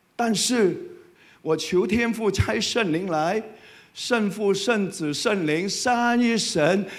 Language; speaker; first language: Chinese; non-native, fluent; Cantonese